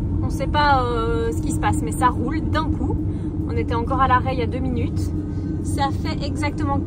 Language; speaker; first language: French; native; French